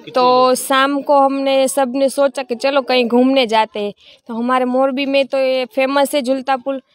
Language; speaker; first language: Hindi; non-native, local second language; Gujarati